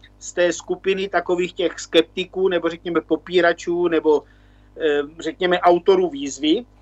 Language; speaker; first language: Czech; native; Czech